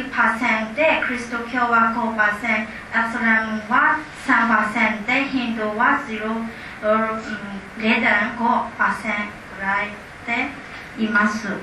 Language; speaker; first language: Japanese; non-native, learner; Burmese